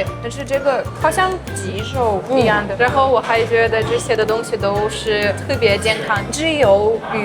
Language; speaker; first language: Chinese; non-native, fluent; Russian